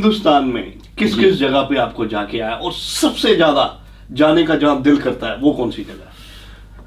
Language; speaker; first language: Hindi; native; Hindi